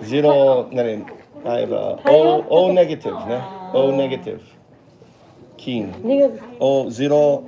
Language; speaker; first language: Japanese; non-native, learner; English